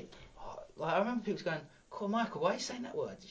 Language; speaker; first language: English; native; English